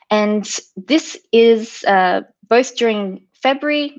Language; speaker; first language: English; native; English